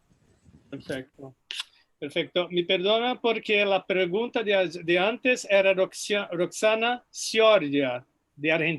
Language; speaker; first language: Spanish; non-native, fluent; Portuguese